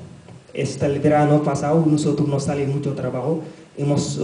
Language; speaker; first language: Spanish; non-native, learner; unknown